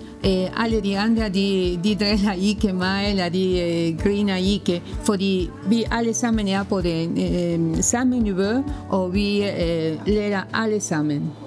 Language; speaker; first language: Danish; non-native, learner; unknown